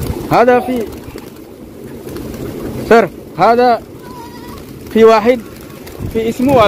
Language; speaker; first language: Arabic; non-native, learner; Javanese